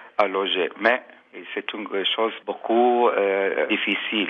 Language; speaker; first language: French; non-native, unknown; Armenian